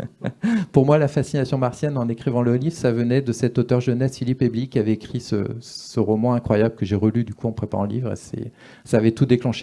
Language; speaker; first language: French; native; French